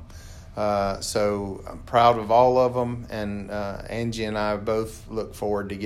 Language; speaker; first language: English; native; English